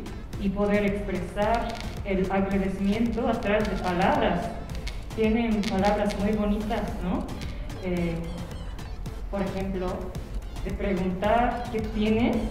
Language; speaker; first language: Spanish; non-native, fluent; Japanese